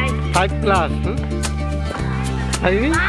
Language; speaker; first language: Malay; non-native, learner; Bangla